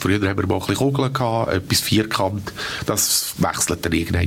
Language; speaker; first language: German; native; German